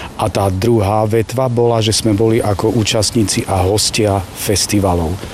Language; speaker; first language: Slovak; native; Slovak